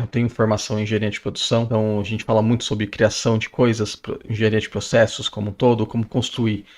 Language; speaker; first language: Portuguese; native; Portuguese